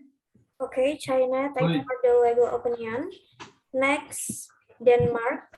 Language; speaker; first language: English; non-native, learner; Indonesian